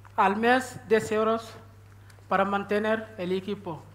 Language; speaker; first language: Spanish; non-native, learner; Wolof